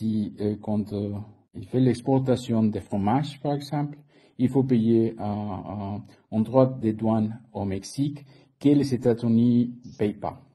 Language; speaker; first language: French; non-native, fluent; Spanish